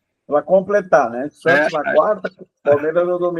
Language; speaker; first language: Portuguese; native; Portuguese